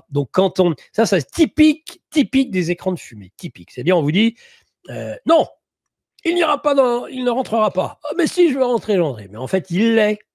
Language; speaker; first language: French; native; French